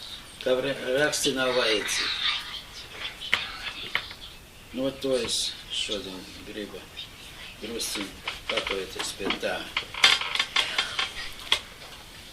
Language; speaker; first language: Latvian; non-native, local second language; Russian